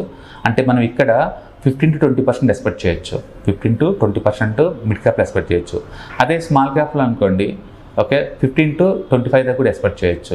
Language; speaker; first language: Telugu; native; Telugu